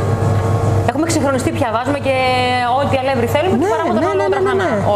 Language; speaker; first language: Greek; native; Greek